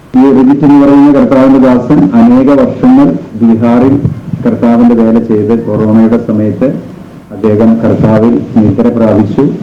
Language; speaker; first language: Malayalam; native; Malayalam